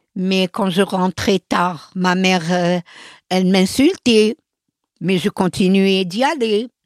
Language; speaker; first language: French; non-native, local second language; Arabic